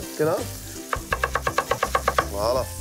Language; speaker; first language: German; native; German